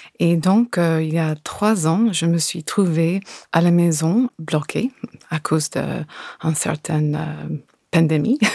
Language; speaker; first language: French; non-native, fluent; English